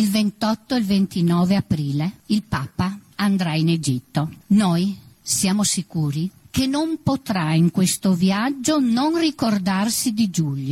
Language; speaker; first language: Italian; native; Italian